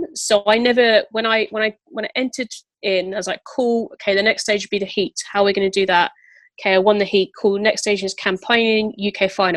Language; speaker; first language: English; native; English